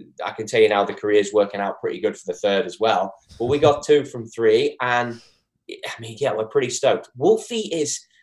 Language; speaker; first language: English; native; English